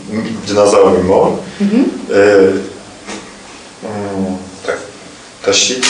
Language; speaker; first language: French; non-native, learner; Russian